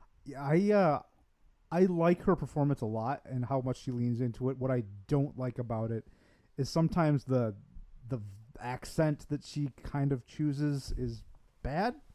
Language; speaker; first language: English; native; English